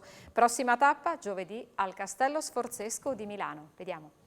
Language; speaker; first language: Italian; native; Italian